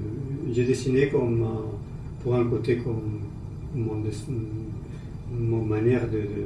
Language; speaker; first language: French; non-native, learner; Spanish